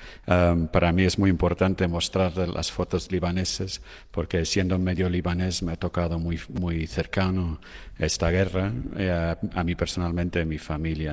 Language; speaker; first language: Spanish; non-native, fluent; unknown